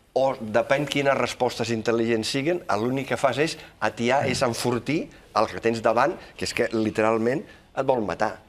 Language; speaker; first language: Catalan; native; Catalan